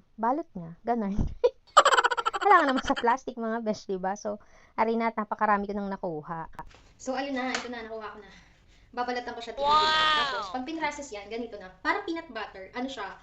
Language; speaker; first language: Filipino; native; Filipino